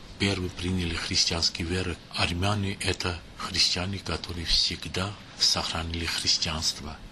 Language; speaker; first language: Russian; non-native, local second language; Armenian